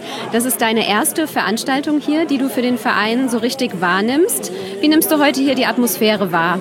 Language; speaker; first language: German; native; German